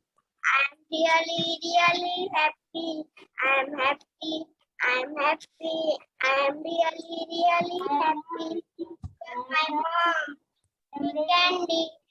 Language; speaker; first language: English; non-native, learner; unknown